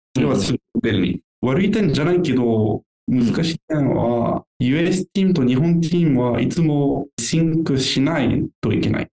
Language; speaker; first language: Japanese; non-native, learner; French